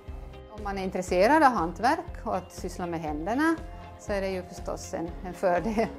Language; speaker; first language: Swedish; native; Swedish